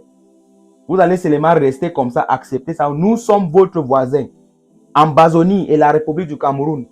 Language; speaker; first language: French; non-native, local second language; English